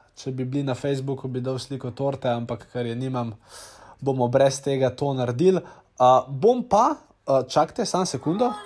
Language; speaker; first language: Slovenian; native; Slovenian